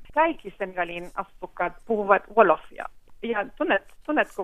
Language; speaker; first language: Finnish; non-native, fluent; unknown